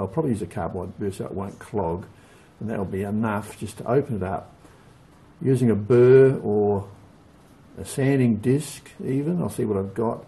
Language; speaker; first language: English; native; English